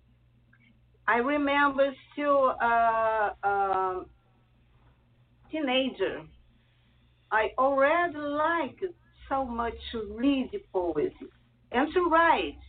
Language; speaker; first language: English; non-native, learner; Portuguese